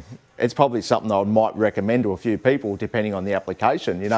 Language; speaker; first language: English; native; English